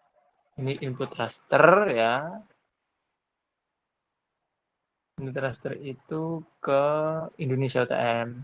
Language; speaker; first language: Indonesian; non-native, local second language; Javanese